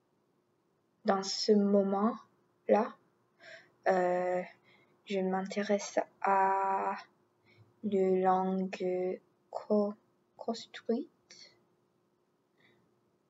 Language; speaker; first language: French; non-native, learner; English